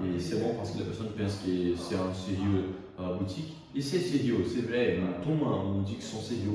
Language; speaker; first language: French; non-native, learner; Portuguese